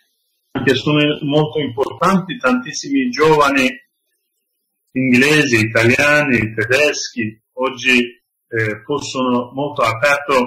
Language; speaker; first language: Italian; non-native, learner; Kurdish